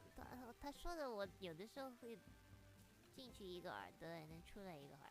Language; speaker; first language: Chinese; early bilingual, heritage; Chinese